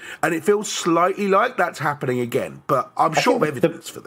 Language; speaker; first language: English; native; English